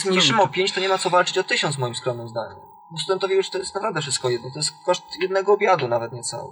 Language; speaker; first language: Polish; native; Polish